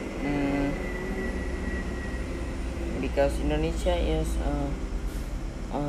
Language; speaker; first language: English; non-native, learner; Indonesian